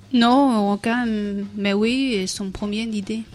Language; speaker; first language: French; non-native, learner; Chinese